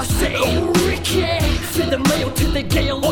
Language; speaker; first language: English; non-native, learner; Italian